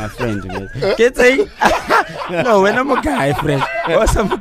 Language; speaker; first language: English; non-native, local second language; Tswana